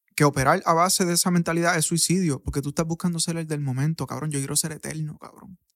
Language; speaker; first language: Spanish; native; Spanish